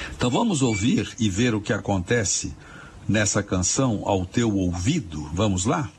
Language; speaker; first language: Portuguese; native; Portuguese